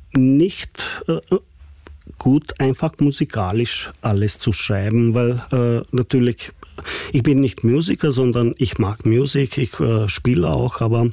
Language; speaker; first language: German; non-native, fluent; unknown